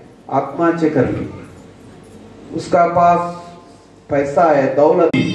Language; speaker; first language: Hindi; non-native, local second language; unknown